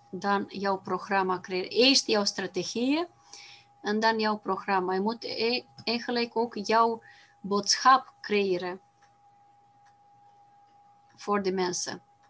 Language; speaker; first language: Dutch; non-native, fluent; Romanian